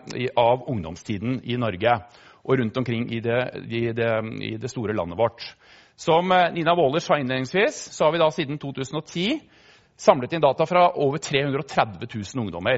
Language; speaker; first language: Norwegian; native; Norwegian